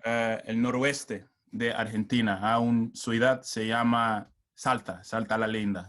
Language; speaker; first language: Spanish; non-native, learner; English